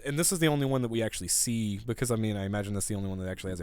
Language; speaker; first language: English; native; English